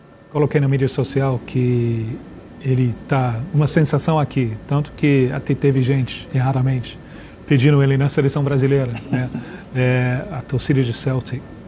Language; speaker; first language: Portuguese; non-native, fluent; English